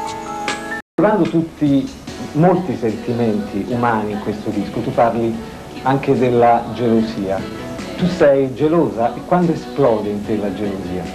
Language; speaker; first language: Italian; native; Italian